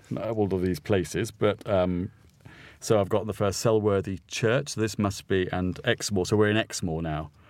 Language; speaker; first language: English; native; English